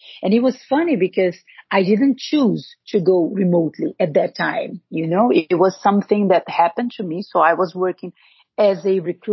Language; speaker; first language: English; non-native, fluent; Portuguese